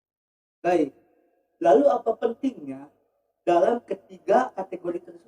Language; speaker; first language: Indonesian; native; Indonesian